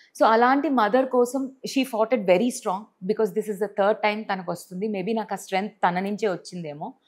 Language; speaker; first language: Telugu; early bilingual, heritage; Telugu